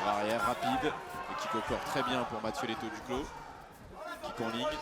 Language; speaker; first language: French; native; French